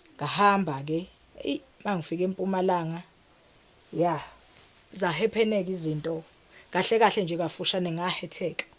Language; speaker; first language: Zulu; native; Zulu